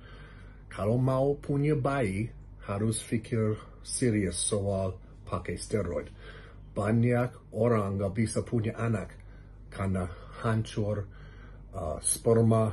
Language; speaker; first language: Indonesian; non-native, learner; English